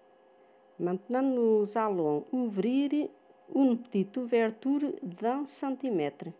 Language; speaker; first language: French; non-native, fluent; Portuguese